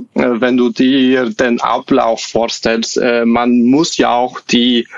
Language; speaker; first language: German; non-native, fluent; Spanish